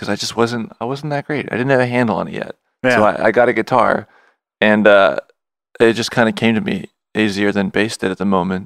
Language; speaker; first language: English; native; English